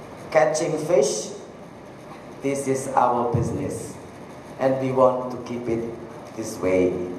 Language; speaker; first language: English; non-native, fluent; Indonesian